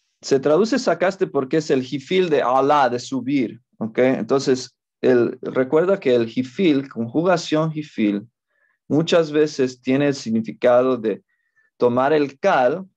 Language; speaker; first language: Spanish; non-native, fluent; English